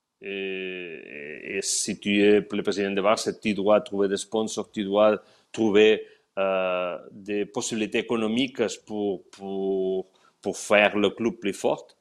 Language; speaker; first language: French; non-native, learner; Spanish